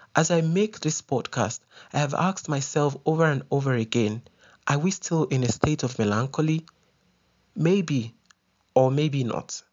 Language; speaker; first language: English; non-native, local second language; Yoruba